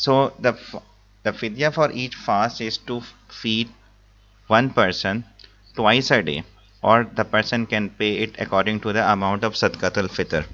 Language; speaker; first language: English; non-native, local second language; Urdu